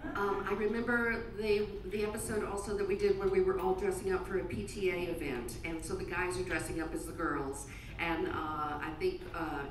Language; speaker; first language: English; native; English